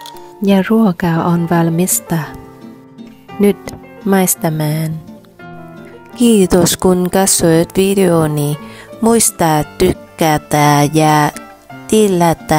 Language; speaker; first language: Finnish; non-native, learner; Vietnamese